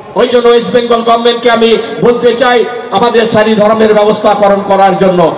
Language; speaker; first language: Bangla; non-native, local second language; Santali